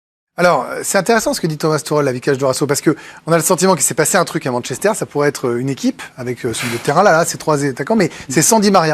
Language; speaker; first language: French; native; French